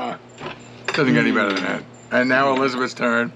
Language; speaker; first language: English; native; English